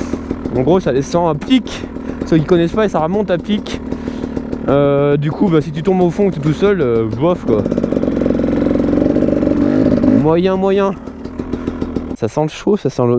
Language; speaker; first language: French; native; French